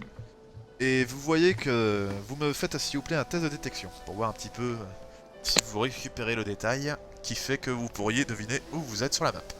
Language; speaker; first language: French; native; French